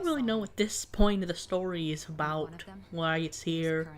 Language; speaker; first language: English; native; English